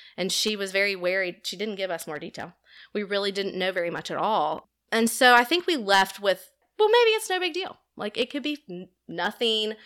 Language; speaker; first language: English; native; English